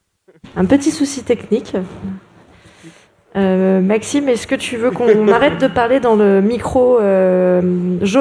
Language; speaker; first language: French; native; French